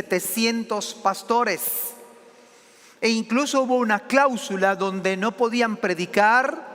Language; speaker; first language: Spanish; native; Spanish